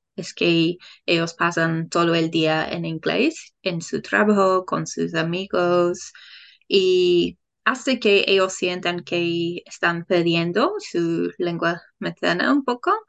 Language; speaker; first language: Spanish; non-native, fluent; English